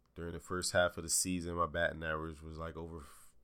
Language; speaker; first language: English; native; English